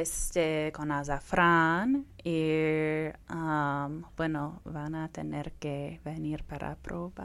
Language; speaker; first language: Spanish; non-native, fluent; English